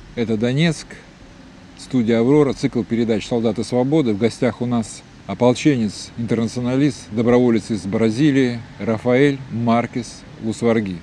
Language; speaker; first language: Russian; native; Russian